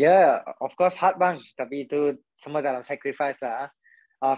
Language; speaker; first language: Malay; non-native, local second language; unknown